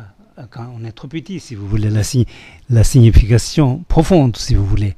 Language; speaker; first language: French; non-native, fluent; Tibetan